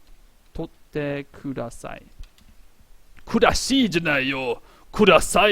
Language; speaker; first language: Japanese; non-native, fluent; English